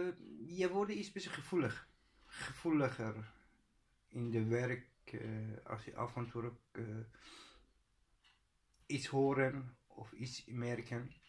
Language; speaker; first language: Dutch; non-native, learner; Persian